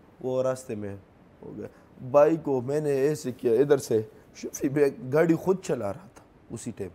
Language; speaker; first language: Urdu; non-native, local second language; Pashto